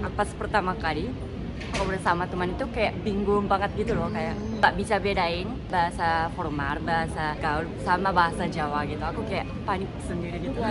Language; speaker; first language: Indonesian; non-native, fluent; Japanese